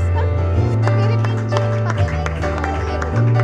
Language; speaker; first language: Japanese; non-native, learner; Filipino